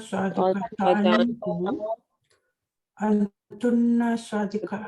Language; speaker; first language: Arabic; non-native, learner; Urdu